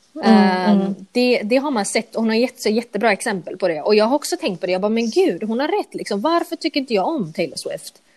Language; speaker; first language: Swedish; non-native, local second language; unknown